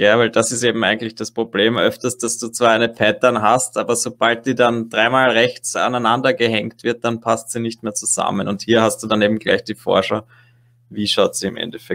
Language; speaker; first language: German; native; German